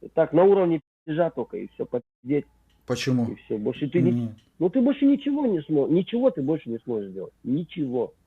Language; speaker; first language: Russian; native; Russian